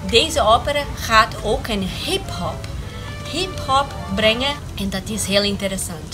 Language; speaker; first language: Dutch; non-native, fluent; Portuguese